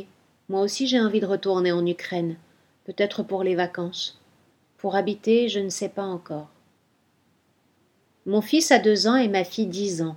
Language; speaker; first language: French; non-native, fluent; Ukrainian